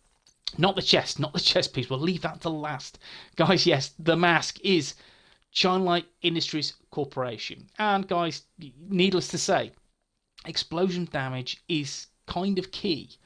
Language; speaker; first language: English; native; English